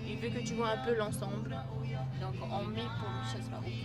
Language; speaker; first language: French; native; French